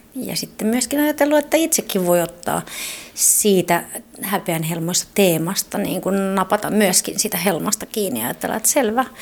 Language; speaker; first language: Finnish; native; Finnish